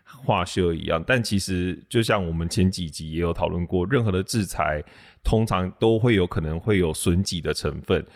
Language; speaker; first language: Chinese; native; Chinese